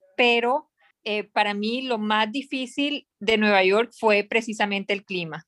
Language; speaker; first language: Spanish; native; Spanish